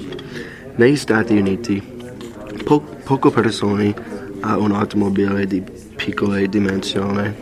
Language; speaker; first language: Italian; non-native, learner; English